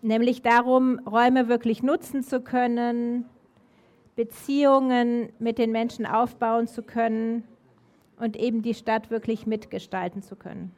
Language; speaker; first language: German; native; German